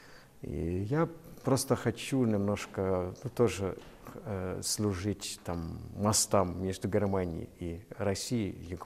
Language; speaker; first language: Russian; non-native, fluent; German